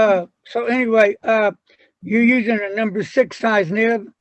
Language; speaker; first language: English; native; English